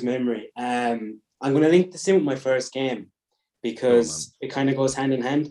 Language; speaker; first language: English; native; English